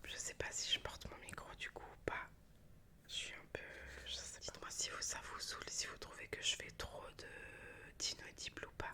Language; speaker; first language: French; native; French